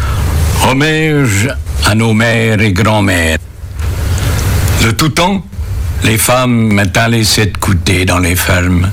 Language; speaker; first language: French; native; French